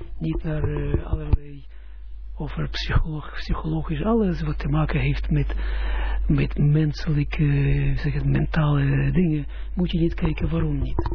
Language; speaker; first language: Dutch; non-native, fluent; Russian